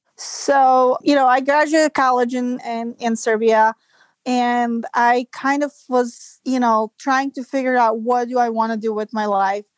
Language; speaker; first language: English; non-native, fluent; Serbian